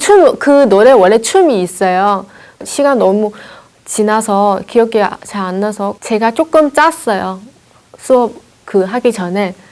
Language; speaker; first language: Korean; non-native, fluent; Chinese